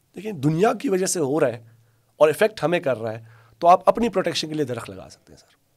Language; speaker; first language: Urdu; non-native, local second language; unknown